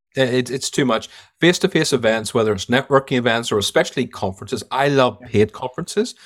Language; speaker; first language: English; native; English